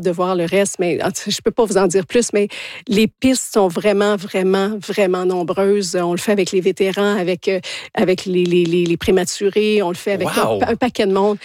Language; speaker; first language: French; native; French